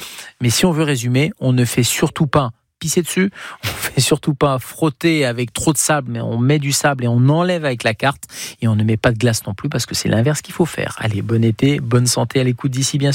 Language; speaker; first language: French; native; French